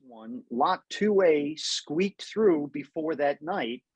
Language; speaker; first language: English; native; English